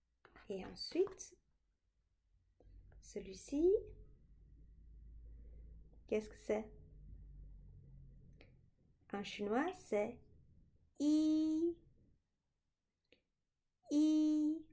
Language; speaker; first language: French; non-native, fluent; Chinese